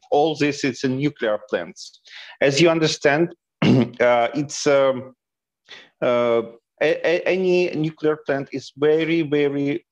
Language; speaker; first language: English; non-native, fluent; Ukrainian